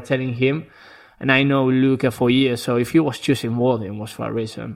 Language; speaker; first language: English; non-native, fluent; Spanish